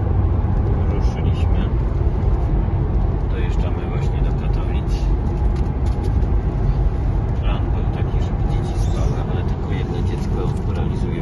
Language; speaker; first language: Polish; native; Polish